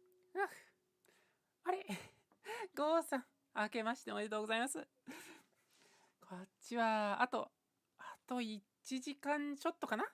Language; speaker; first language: Japanese; non-native, fluent; English